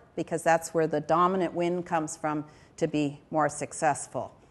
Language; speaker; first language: English; native; English